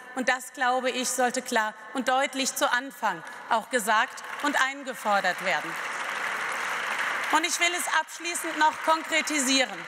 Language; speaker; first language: German; native; German